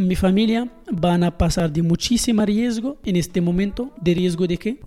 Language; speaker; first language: Spanish; non-native, learner; Arabic